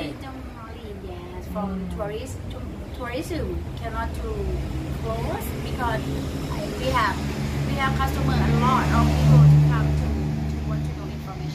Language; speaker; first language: English; non-native, learner; Thai